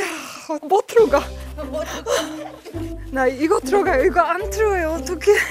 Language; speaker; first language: Korean; non-native, learner; Polish